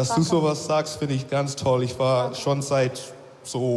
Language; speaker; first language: German; non-native, fluent; English